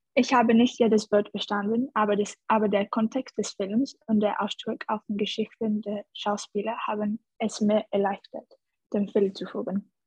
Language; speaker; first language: German; non-native, learner; English